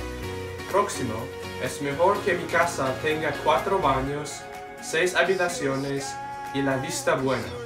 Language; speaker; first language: Spanish; non-native, learner; English